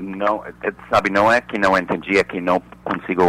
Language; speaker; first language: Portuguese; non-native, fluent; English